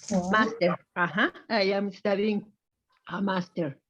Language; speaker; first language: English; non-native, learner; Spanish